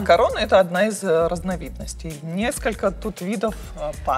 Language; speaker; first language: Russian; native; Russian